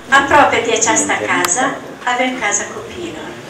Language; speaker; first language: Romanian; non-native, learner; Italian